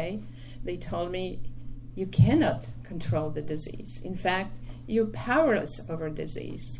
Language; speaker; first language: English; non-native, fluent; Polish